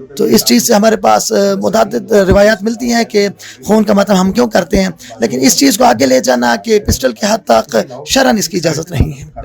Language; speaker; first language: Urdu; native; Urdu